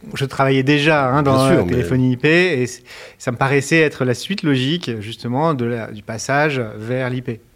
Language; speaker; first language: French; native; French